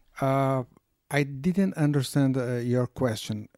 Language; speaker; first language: English; non-native, learner; Portuguese